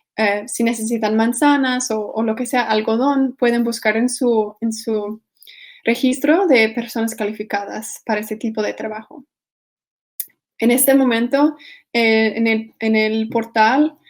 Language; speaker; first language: Spanish; non-native, fluent; English